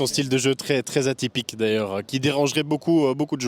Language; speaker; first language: French; native; French